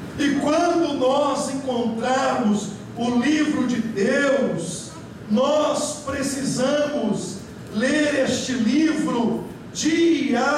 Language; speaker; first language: Portuguese; native; Portuguese